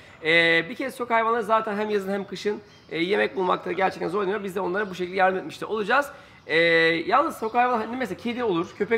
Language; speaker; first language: Turkish; native; Turkish